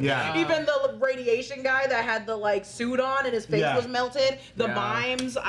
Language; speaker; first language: English; native; English